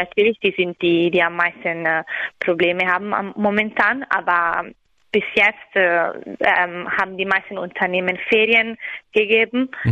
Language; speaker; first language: German; non-native, learner; Italian